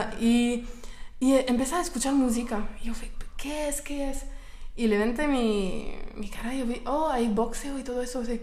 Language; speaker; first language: Spanish; non-native, learner; French